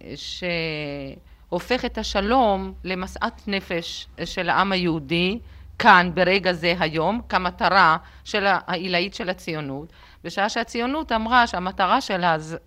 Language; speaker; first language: Hebrew; native; Hebrew